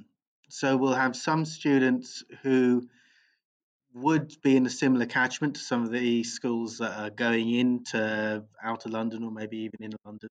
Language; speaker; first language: English; native; English